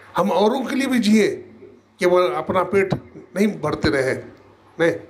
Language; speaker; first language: Hindi; native; Hindi